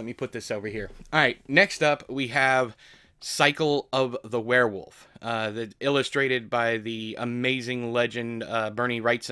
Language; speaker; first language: English; native; English